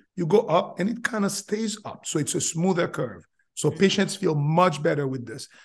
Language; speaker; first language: English; non-native, fluent; Haitian Creole